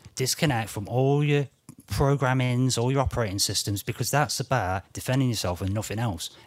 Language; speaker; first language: English; native; English